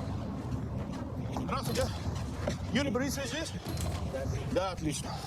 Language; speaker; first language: Russian; non-native, learner; English